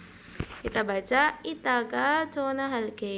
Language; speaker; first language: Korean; non-native, fluent; Indonesian